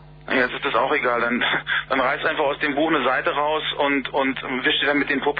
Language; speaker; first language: German; native; German